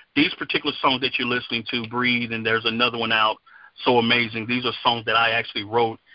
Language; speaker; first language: English; native; English